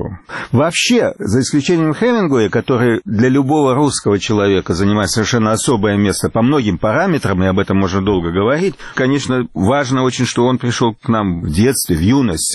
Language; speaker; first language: Russian; native; Russian